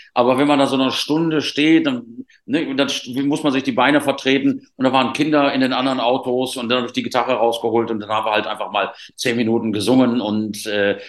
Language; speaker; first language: German; native; German